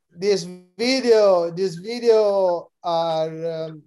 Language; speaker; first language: English; non-native, learner; Italian